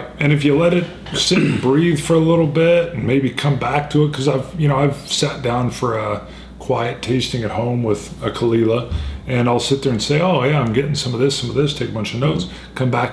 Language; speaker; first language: English; native; English